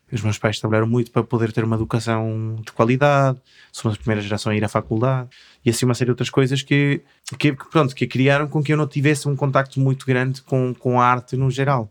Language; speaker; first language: Portuguese; non-native, fluent; Spanish